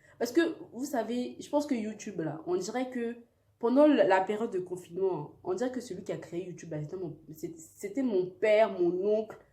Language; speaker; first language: French; early bilingual, other home language; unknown